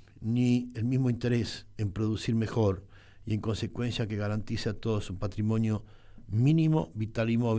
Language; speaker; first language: Spanish; native; Spanish